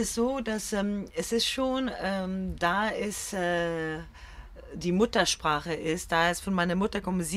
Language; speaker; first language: German; early bilingual, other home language; French